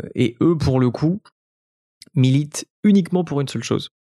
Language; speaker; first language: French; native; French